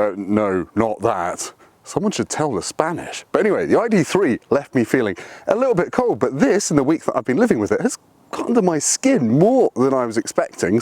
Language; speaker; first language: English; native; English